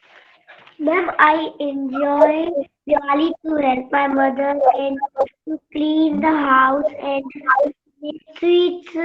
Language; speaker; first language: English; non-native, learner; Hindi